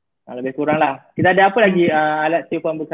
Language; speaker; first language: Malay; native; Malay